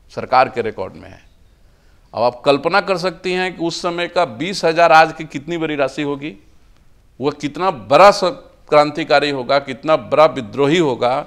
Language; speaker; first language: Hindi; native; Hindi